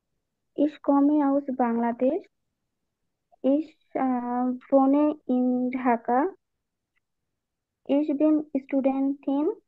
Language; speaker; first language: German; non-native, learner; Bangla